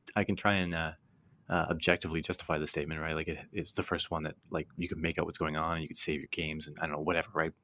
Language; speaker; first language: English; native; English